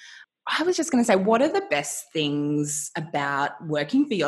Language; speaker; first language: English; native; English